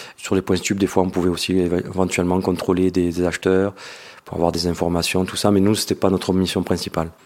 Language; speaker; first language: French; native; French